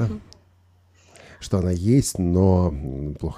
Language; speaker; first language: Russian; native; Russian